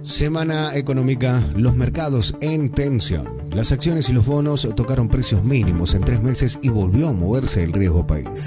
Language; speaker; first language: Spanish; native; Spanish